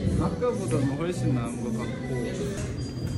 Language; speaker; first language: Korean; native; Korean